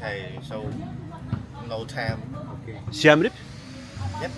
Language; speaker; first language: English; non-native, learner; Khmer